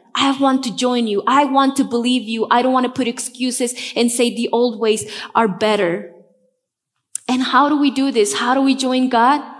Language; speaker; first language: English; non-native, fluent; Spanish